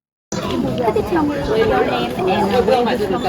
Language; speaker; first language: English; non-native, fluent; Vietnamese